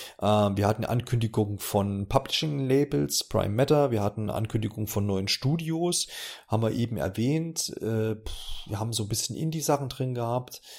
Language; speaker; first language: German; native; German